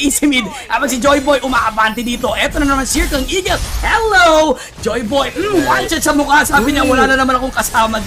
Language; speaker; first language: Filipino; native; Filipino